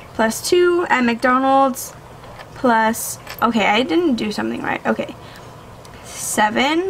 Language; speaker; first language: English; native; English